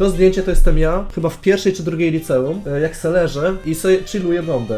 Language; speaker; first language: Polish; native; Polish